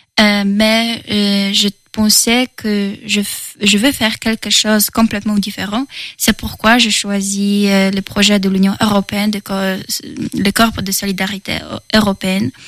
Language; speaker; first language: French; non-native, fluent; Polish